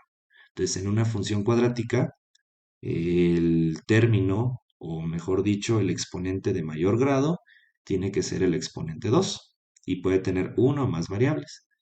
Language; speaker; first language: Spanish; native; Spanish